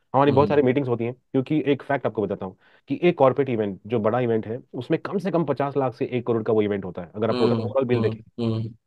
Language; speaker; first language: Hindi; non-native, local second language; Marathi